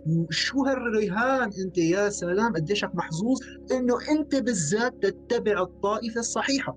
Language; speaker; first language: Arabic; native; Arabic